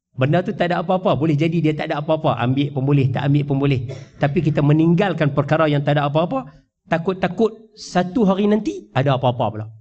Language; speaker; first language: Malay; native; Malay